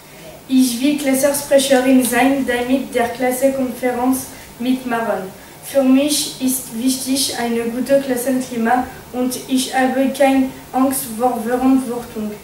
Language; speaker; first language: German; non-native, learner; French